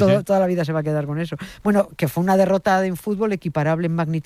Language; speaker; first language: Spanish; native; Spanish